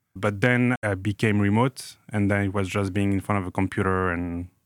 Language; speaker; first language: English; non-native, fluent; French